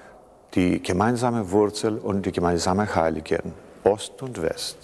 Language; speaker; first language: German; non-native, fluent; Greek